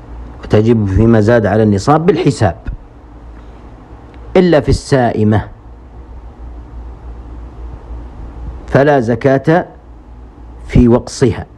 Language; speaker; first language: Arabic; native; Arabic